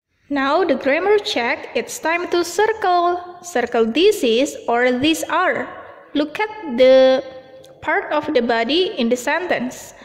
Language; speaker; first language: English; non-native, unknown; Indonesian